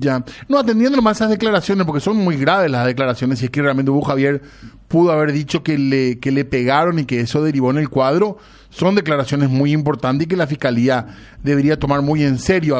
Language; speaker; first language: Spanish; native; Spanish